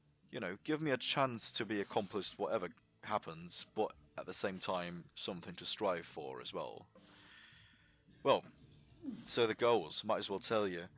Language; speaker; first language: English; non-native, fluent; German